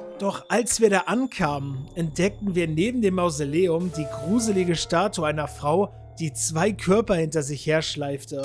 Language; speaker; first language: German; native; German